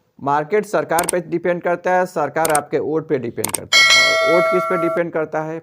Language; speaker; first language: Hindi; native; Hindi